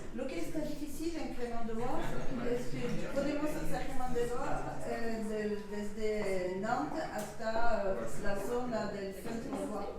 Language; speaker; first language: Spanish; non-native, learner; French